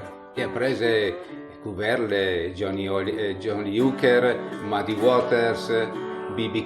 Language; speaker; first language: French; non-native, learner; Italian